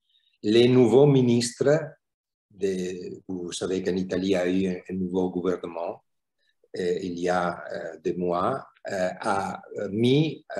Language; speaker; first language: French; non-native, fluent; Italian